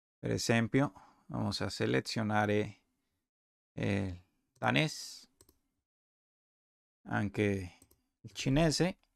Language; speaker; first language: Italian; non-native, learner; Spanish